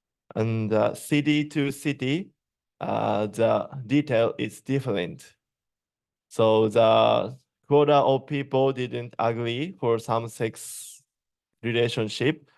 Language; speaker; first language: English; non-native, learner; Japanese